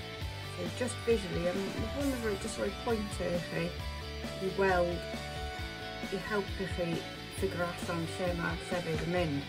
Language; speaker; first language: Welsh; non-native, local second language; English